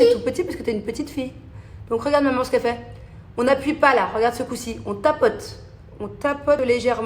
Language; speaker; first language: French; native; French